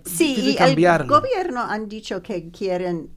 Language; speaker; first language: Spanish; non-native, learner; English